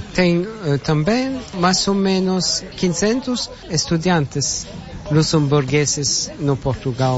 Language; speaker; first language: Portuguese; non-native, fluent; Luxembourgish